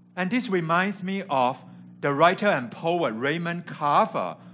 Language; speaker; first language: English; non-native, local second language; Cantonese